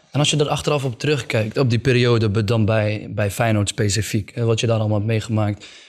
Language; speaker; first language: Dutch; early bilingual, other home language; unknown